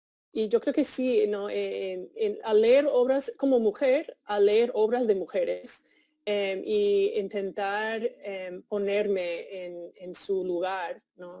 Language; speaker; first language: Spanish; non-native, fluent; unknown